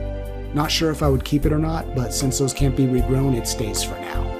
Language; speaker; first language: English; native; English